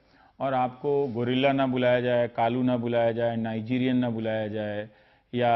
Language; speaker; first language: Hindi; native; Hindi